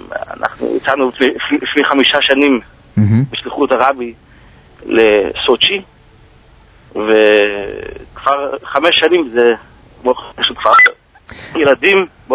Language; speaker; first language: Hebrew; early bilingual, heritage; Hebrew